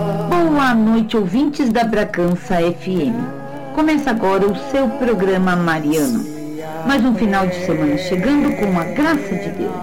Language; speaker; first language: Portuguese; native; Portuguese